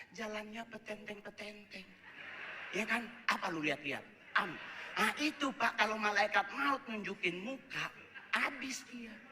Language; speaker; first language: Indonesian; native; Indonesian